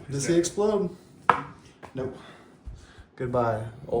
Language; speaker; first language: English; native; English